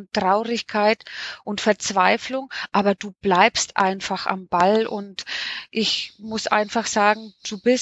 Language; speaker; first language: German; native; German